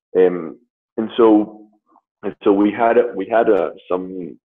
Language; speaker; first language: English; non-native, fluent; Spanish